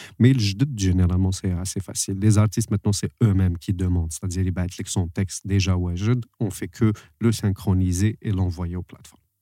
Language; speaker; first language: French; non-native, local second language; Arabic